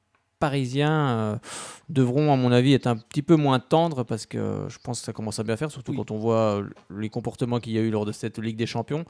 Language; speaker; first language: French; native; French